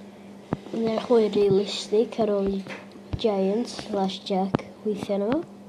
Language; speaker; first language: Welsh; native; Welsh